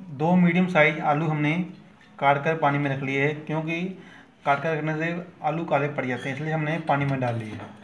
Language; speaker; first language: Hindi; native; Hindi